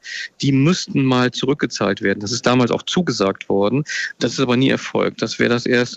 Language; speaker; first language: German; native; German